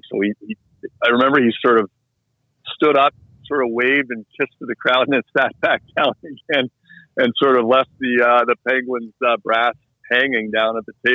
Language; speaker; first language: English; native; English